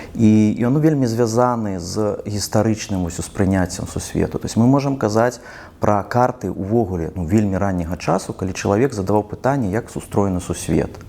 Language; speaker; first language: Belarusian; non-native, local second language; Russian